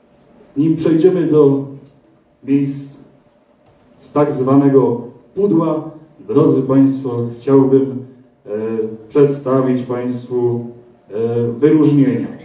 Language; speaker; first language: Polish; native; Polish